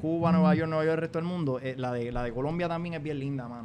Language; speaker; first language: Spanish; native; Spanish